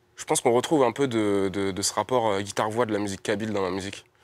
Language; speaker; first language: French; native; French